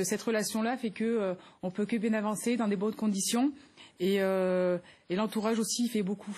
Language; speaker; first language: French; native; French